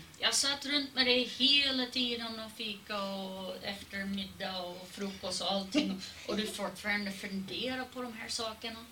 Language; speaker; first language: Swedish; non-native, fluent; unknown